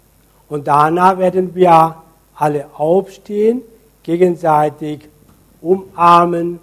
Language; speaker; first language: German; non-native, fluent; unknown